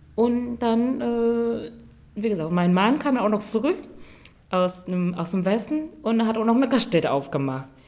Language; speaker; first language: German; non-native, fluent; Vietnamese